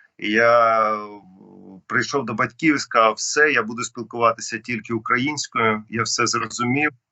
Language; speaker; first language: Ukrainian; non-native, local second language; Russian